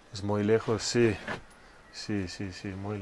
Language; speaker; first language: Spanish; non-native, learner; English